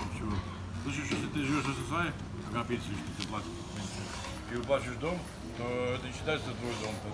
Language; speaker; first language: Russian; native; Russian